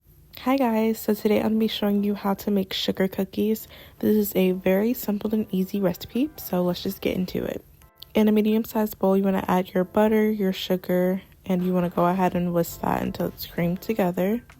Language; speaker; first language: English; native; English